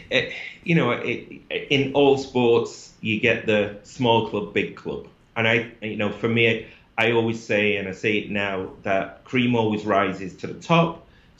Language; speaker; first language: English; native; English